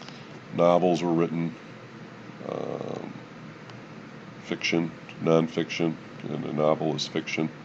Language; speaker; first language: English; native; English